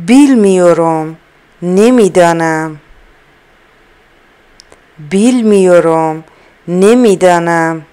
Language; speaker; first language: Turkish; non-native, fluent; Persian